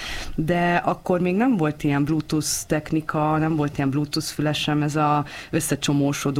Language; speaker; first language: Hungarian; native; Hungarian